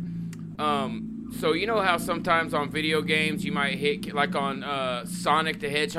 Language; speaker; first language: English; native; English